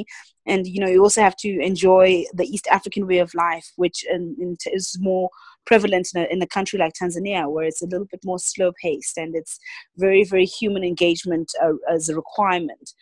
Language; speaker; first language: English; non-native, local second language; Zulu